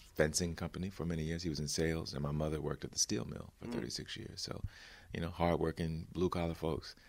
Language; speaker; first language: English; native; English